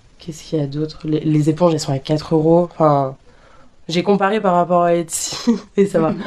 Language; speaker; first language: French; native; French